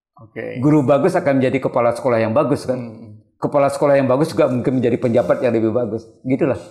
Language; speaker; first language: Indonesian; non-native, local second language; Malay